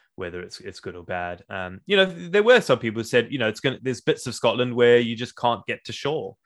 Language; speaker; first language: English; native; English